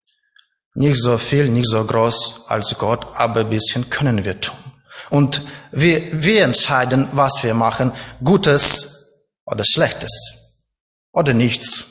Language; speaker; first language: German; non-native, learner; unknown